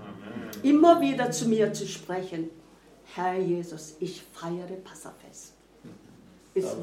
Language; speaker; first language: German; non-native, fluent; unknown